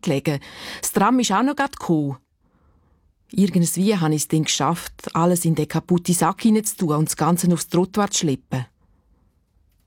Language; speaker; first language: German; native; German